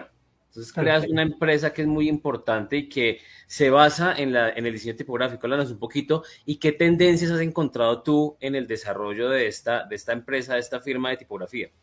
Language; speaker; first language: Spanish; native; Spanish